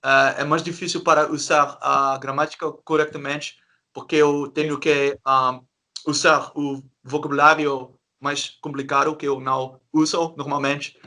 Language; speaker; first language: Portuguese; non-native, learner; Dutch